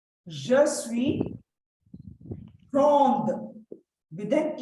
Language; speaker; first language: French; non-native, fluent; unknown